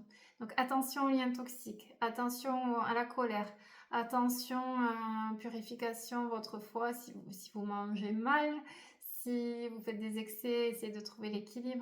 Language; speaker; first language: French; native; French